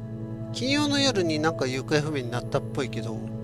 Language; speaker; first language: Japanese; native; Japanese